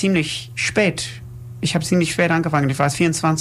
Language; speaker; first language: German; non-native, learner; English